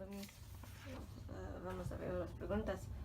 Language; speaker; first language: Spanish; non-native, learner; English